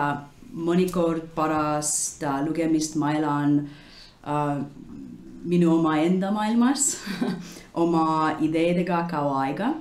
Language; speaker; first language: Estonian; non-native, learner; English